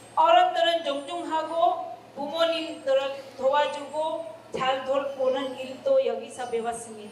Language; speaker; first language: Korean; non-native, learner; Hindi